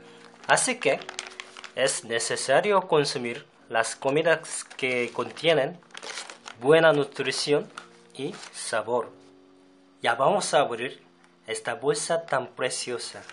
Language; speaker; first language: Spanish; non-native, fluent; Korean